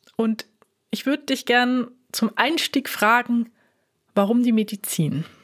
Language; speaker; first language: German; native; German